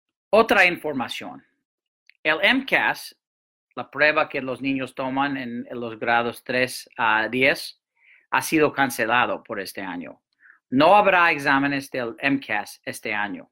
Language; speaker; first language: Spanish; non-native, fluent; English